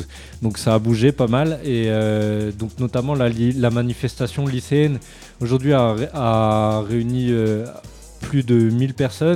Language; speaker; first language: French; native; French